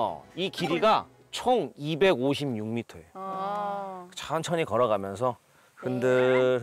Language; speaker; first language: Korean; native; Korean